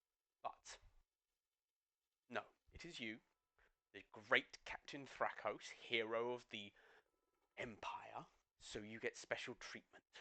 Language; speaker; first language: English; native; English